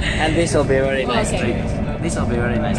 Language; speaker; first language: English; non-native, learner; Latvian